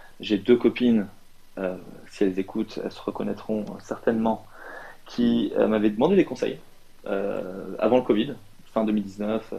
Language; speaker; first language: French; non-native, local second language; Arabic